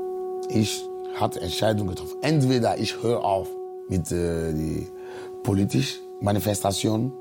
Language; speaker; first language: German; non-native, fluent; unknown